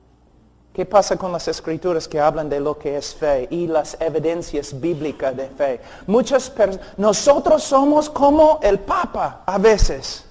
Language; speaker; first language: Spanish; non-native, fluent; English